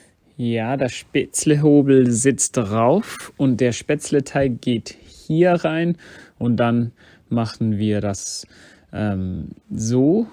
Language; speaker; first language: German; non-native, fluent; English